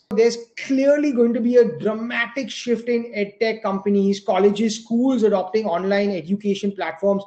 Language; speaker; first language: English; non-native, local second language; Gujarati